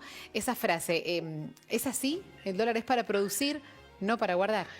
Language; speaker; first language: Spanish; native; Spanish